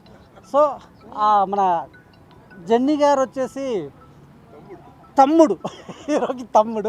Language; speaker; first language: Telugu; native; Telugu